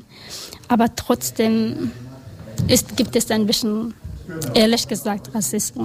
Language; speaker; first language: German; non-native, learner; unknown